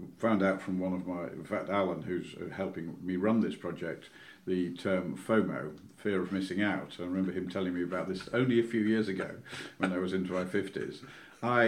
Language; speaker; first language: English; native; English